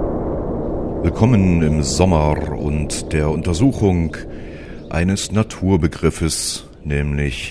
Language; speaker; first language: German; native; German